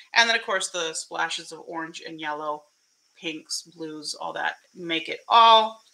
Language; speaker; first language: English; early bilingual, other home language; Spanish